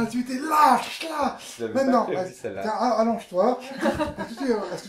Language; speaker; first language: French; native; French